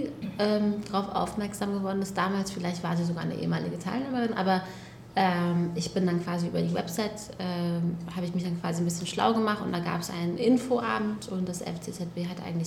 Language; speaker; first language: German; native; German